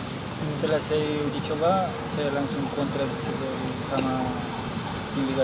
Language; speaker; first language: Indonesian; non-native, fluent; Spanish